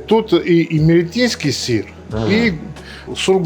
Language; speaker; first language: Russian; non-native, learner; Georgian